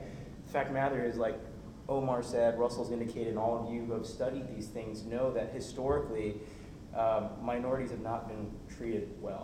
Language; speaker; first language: English; native; English